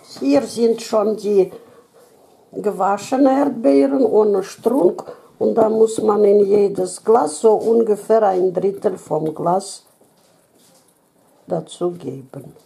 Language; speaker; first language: German; non-native, fluent; Russian